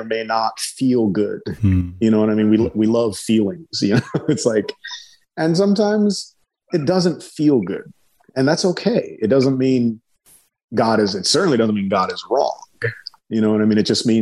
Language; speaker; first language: English; early bilingual, other home language; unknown